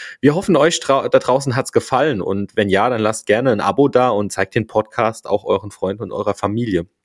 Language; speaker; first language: German; native; German